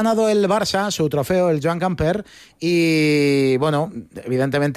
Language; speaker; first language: Spanish; native; Spanish